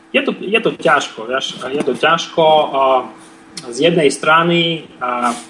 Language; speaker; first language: Slovak; non-native, fluent; Russian